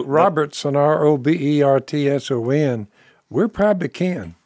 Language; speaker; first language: English; native; English